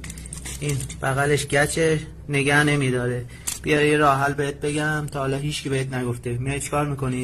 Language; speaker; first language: Persian; native; Persian